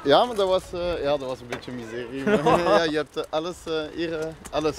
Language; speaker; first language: Dutch; non-native, local second language; French